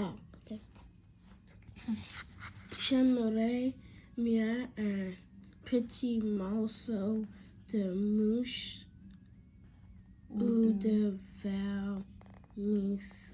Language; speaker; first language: French; non-native, learner; English